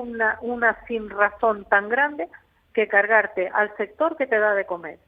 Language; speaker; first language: Spanish; native; Spanish